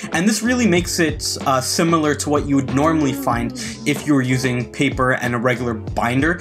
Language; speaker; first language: English; native; English